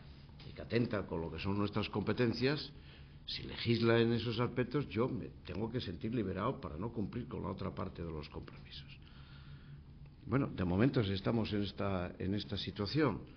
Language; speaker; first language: Spanish; native; Spanish